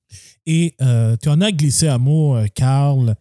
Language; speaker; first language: French; native; French